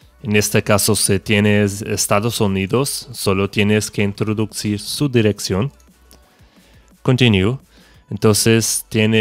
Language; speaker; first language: Spanish; non-native, fluent; Portuguese